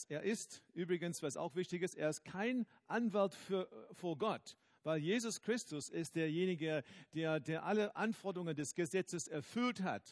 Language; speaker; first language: German; non-native, fluent; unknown